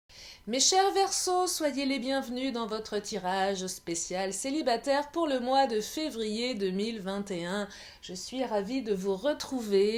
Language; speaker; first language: French; native; French